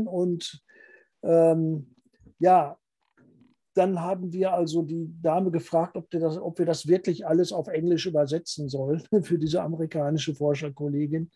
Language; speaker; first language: German; native; German